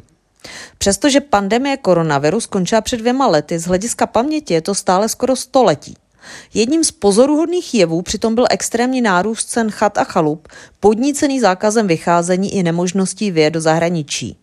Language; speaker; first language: Czech; native; Czech